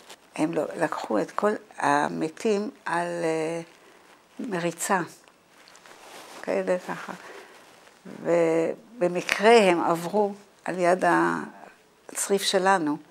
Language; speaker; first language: Hebrew; non-native, fluent; Dutch